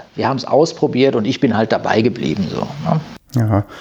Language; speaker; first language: German; native; German